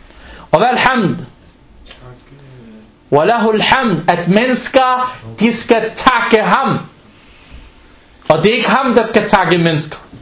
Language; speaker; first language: Danish; non-native, local second language; Arabic